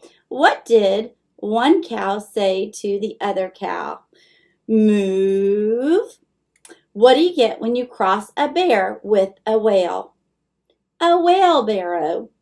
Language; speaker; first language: English; native; English